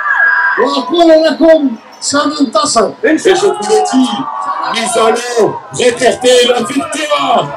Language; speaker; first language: French; non-native, fluent; Arabic